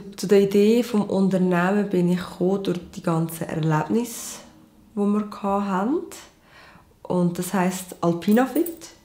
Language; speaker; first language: German; early bilingual, other home language; Portuguese